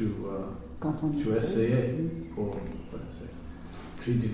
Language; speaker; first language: French; non-native, learner; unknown